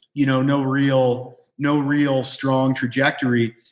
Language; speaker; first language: English; native; English